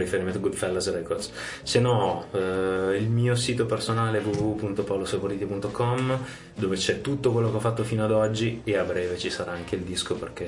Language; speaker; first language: Italian; native; Italian